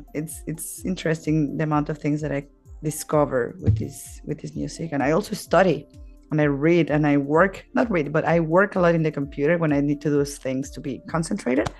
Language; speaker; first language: English; non-native, fluent; Spanish